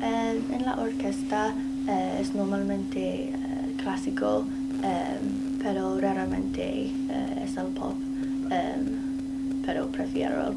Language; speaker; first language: Spanish; non-native, learner; English